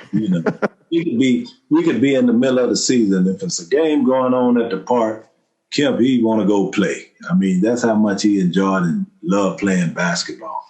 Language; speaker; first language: English; native; English